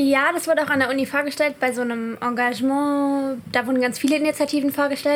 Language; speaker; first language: German; native; German